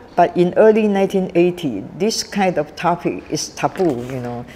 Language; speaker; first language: English; non-native, learner; Chinese